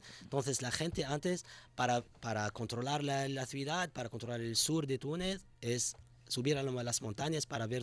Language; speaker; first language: Spanish; non-native, fluent; Arabic